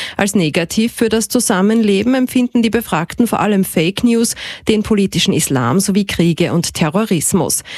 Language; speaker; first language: German; native; German